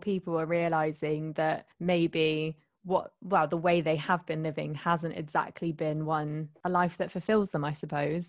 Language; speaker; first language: English; native; English